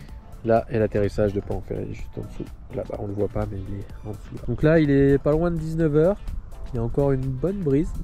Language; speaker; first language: French; native; French